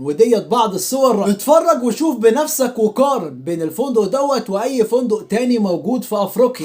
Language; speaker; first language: Arabic; native; Arabic